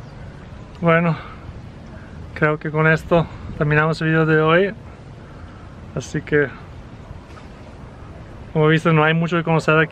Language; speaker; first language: Spanish; non-native, fluent; Italian